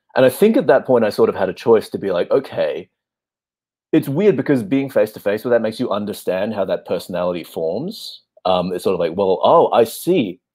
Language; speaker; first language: English; native; English